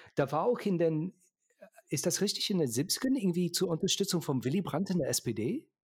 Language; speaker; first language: German; native; German